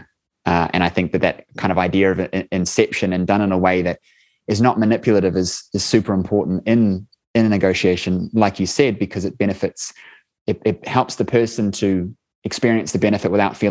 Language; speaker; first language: English; native; English